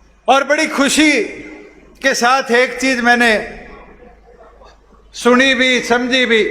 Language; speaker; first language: Hindi; native; Hindi